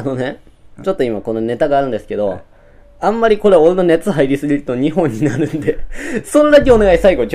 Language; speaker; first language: Japanese; native; Japanese